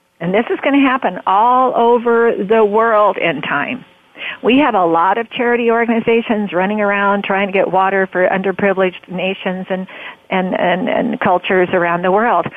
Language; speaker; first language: English; native; English